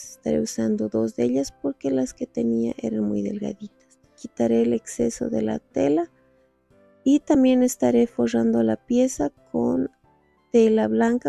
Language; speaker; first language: Spanish; native; Spanish